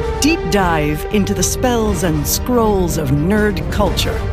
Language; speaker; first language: English; native; English